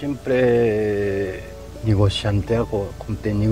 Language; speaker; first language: Filipino; non-native, learner; Japanese